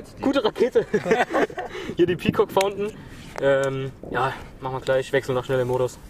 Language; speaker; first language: German; native; German